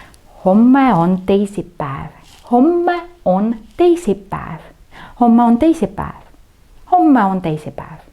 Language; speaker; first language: Estonian; non-native, local second language; Russian